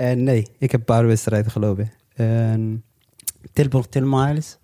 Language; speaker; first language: Dutch; non-native, local second language; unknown